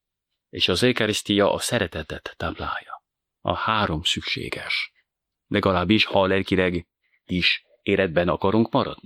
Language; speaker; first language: Hungarian; non-native, fluent; French